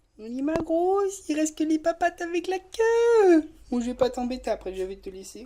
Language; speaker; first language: French; native; French